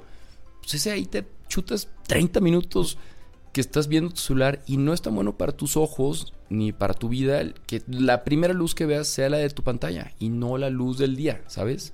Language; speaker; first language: Spanish; native; Spanish